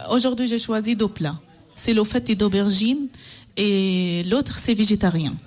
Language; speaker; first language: French; non-native, learner; Arabic